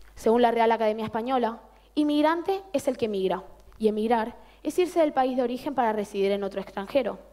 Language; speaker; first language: Spanish; native; Spanish